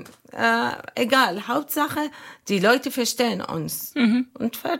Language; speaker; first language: German; non-native, learner; Arabic